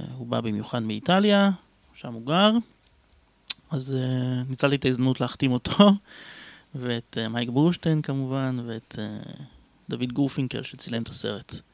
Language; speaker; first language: Hebrew; native; Hebrew